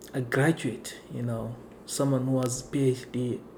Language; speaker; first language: English; non-native, local second language; Somali